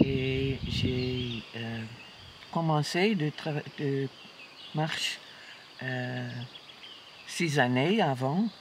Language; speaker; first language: French; non-native, learner; Western Frisian